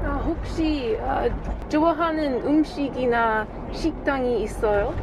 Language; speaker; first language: Korean; non-native, learner; English